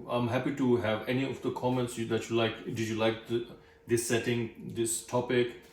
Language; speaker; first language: English; non-native, local second language; Urdu